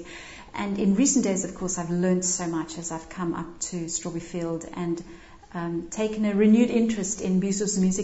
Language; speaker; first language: English; native; English